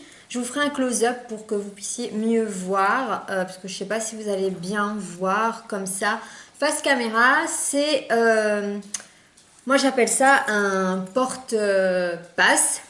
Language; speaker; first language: French; native; French